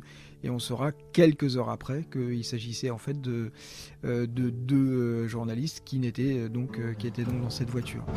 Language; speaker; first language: French; native; French